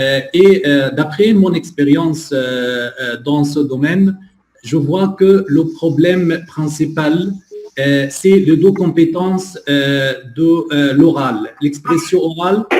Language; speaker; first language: French; non-native, fluent; Arabic